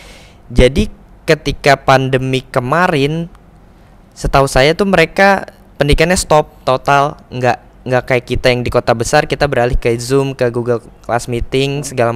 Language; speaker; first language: Indonesian; native; Indonesian